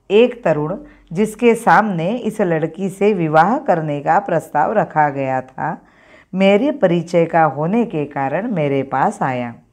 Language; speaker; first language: Hindi; non-native, local second language; Marathi